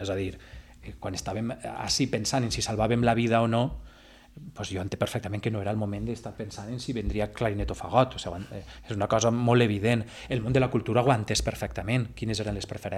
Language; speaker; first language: Catalan; native; Catalan